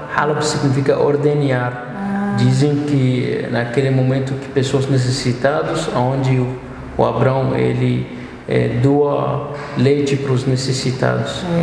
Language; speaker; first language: Portuguese; non-native, fluent; Arabic